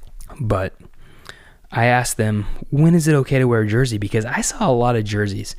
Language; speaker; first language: English; native; English